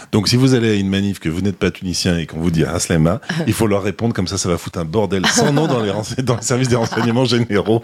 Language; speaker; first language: French; native; French